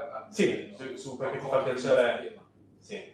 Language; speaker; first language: Italian; native; Italian